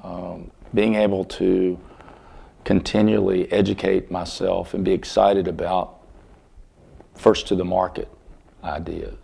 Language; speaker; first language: English; native; English